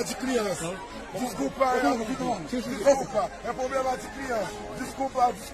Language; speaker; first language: Portuguese; non-native, learner; Haitian Creole